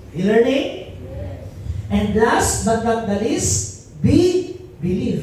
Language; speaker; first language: English; non-native, local second language; Filipino